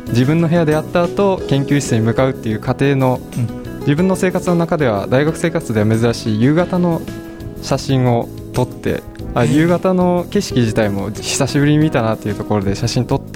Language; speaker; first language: Japanese; native; Japanese